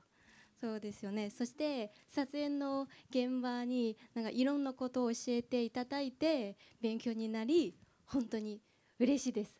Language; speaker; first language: Japanese; non-native, learner; Chinese